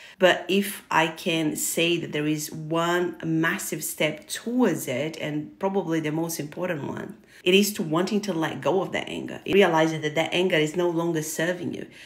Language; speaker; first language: English; non-native, fluent; Portuguese